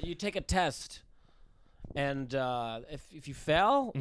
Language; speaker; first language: English; native; English